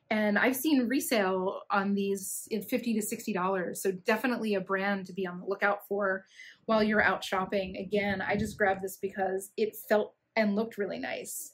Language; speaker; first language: English; native; English